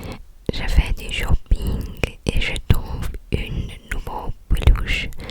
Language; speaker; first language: French; non-native, learner; English